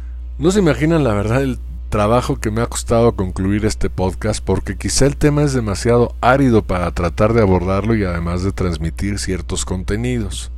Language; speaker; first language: Spanish; native; Spanish